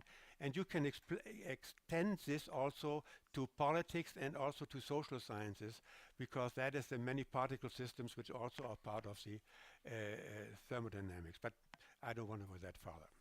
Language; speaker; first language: English; non-native, fluent; German